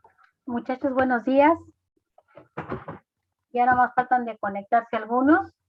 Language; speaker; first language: Spanish; native; Spanish